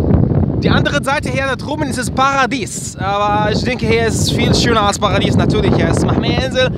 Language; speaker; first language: German; non-native, learner; Arabic